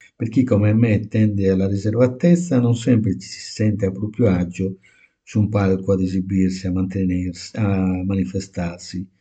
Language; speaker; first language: Italian; native; Italian